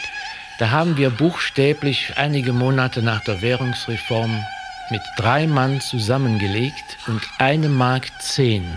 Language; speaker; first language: German; native; German